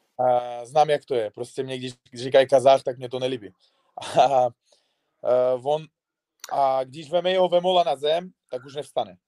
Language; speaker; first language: Czech; non-native, fluent; Uzbek